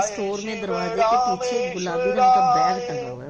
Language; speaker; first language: Hindi; native; Hindi